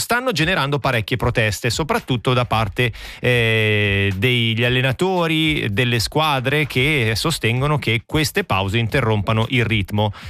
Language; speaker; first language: Italian; native; Italian